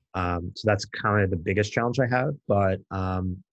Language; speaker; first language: English; native; English